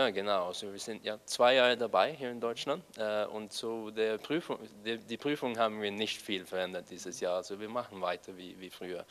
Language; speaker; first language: German; non-native, fluent; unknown